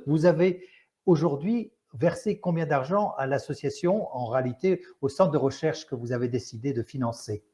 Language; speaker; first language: French; native; French